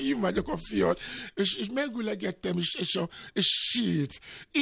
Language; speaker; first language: Hungarian; non-native, learner; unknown